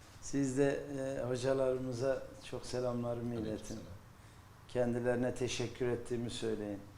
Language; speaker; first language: Turkish; native; Turkish